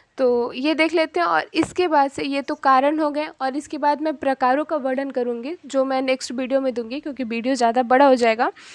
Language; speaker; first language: Hindi; native; Hindi